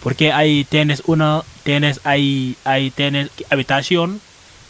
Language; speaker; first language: Spanish; non-native, learner; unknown